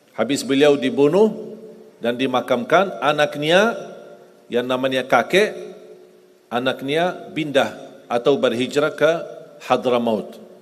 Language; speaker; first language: Indonesian; non-native, fluent; Arabic